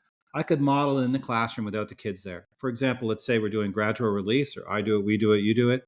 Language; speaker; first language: English; native; English